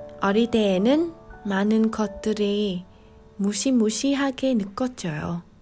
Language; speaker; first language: Korean; non-native, learner; Vietnamese